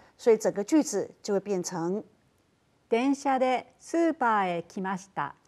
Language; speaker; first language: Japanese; non-native, fluent; Chinese